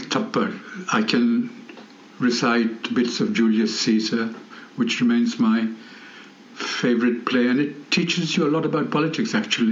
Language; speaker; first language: English; non-native, local second language; Bangla